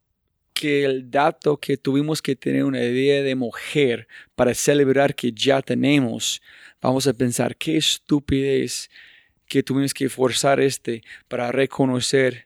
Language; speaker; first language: Spanish; non-native, fluent; English